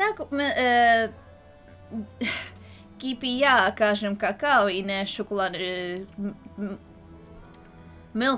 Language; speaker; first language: Ukrainian; early bilingual, heritage; English